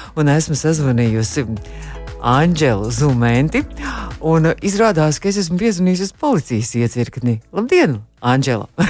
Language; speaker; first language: Latvian; native; Latvian